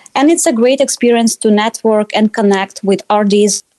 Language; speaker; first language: English; non-native, fluent; Russian